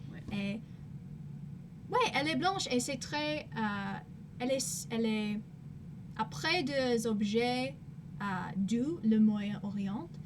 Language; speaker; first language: French; non-native, learner; English